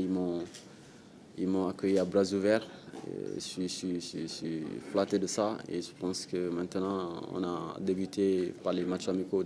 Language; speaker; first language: French; non-native, local second language; Wolof